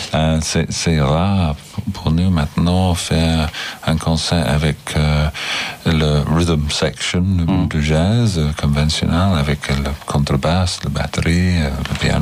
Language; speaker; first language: French; non-native, learner; English